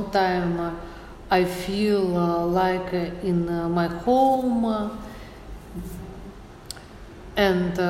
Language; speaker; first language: English; non-native, learner; Russian